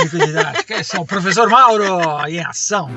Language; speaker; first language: Portuguese; native; Portuguese